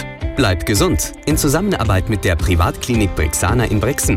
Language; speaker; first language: German; native; German